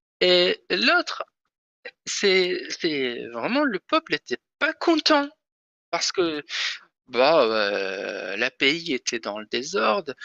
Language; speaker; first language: French; non-native, learner; Persian